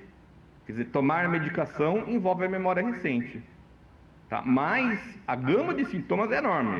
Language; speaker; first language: Portuguese; native; Portuguese